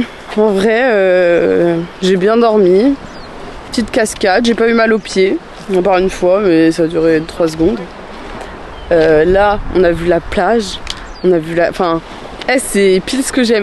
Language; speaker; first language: French; native; French